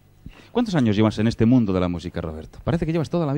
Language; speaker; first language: Spanish; native; Spanish